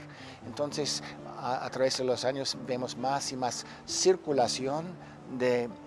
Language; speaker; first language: Spanish; non-native, fluent; English